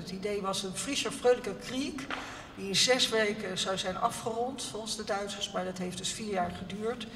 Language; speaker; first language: Dutch; native; Dutch